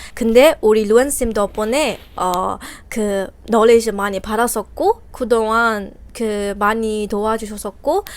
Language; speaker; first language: Korean; non-native, fluent; Burmese